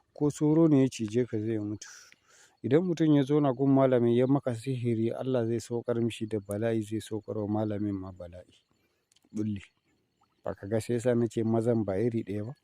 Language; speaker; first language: Hausa; non-native, local second language; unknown